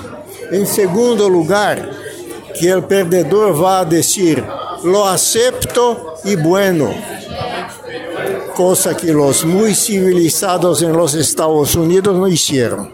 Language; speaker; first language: Spanish; non-native, learner; Portuguese